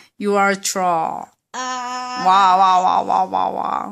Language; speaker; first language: English; non-native, learner; Korean